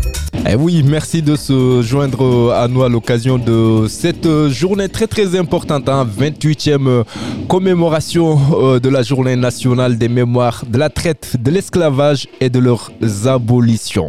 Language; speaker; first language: French; native; French